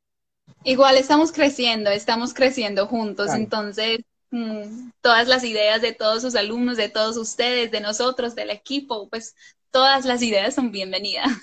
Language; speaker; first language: Spanish; non-native, fluent; English